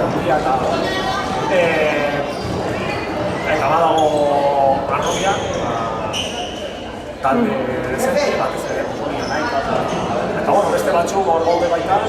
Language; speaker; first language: Basque; non-native, local second language; Spanish